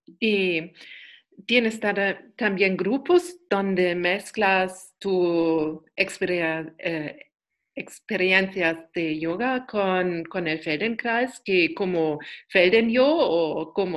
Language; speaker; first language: Spanish; non-native, learner; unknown